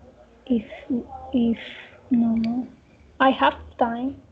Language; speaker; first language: English; non-native, learner; Spanish